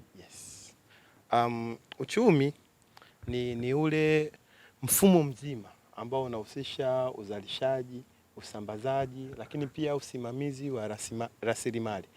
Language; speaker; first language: Swahili; native; Swahili